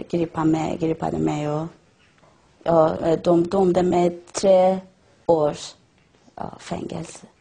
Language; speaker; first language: Swedish; non-native, learner; Persian